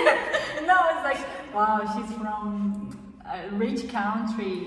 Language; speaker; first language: English; non-native, learner; Kazakh